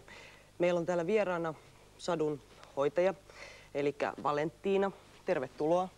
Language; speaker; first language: Finnish; native; Finnish